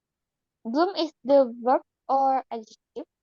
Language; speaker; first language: English; non-native, learner; Indonesian